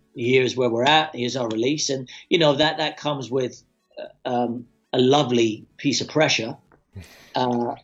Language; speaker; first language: English; native; English